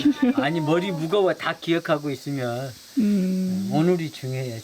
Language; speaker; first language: Korean; native; Korean